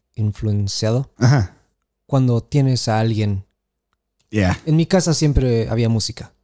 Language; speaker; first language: Spanish; early bilingual, heritage; Spanish